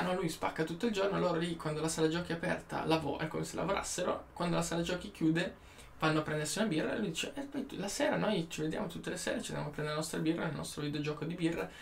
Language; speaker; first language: Italian; native; Italian